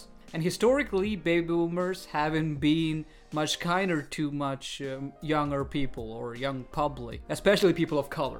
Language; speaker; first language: English; non-native, local second language; Malayalam